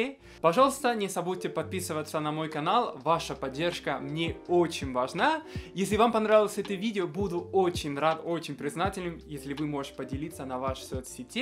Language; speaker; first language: Russian; non-native, fluent; Spanish